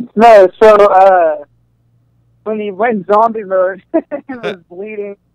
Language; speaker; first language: English; native; English